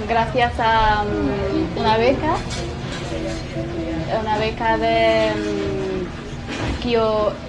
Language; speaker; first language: Spanish; non-native, learner; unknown